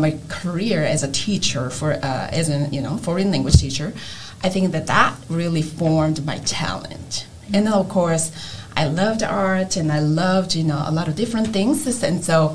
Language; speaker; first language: English; non-native, fluent; Korean